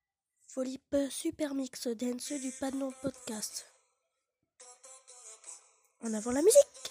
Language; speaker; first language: French; native; French